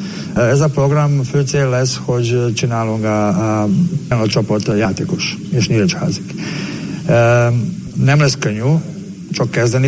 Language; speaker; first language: Hungarian; non-native, learner; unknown